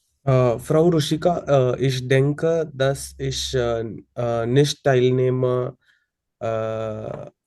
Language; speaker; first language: German; non-native, learner; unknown